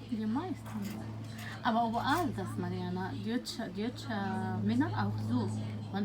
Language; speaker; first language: German; non-native, learner; Arabic